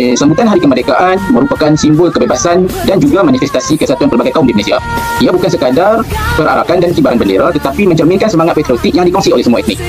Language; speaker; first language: Malay; native; Malay